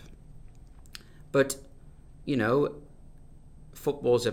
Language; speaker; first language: English; native; English